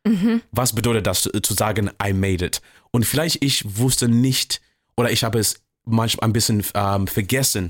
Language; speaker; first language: German; non-native, fluent; English